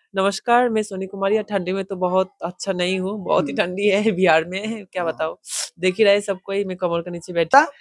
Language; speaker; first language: Hindi; non-native, local second language; Bangla